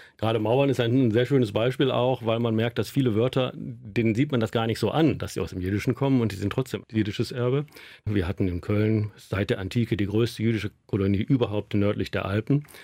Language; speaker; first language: German; native; German